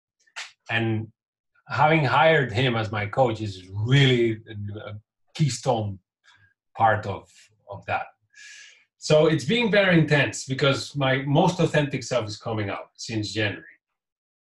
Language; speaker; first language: English; non-native, fluent; Catalan